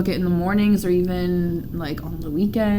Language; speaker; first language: English; native; English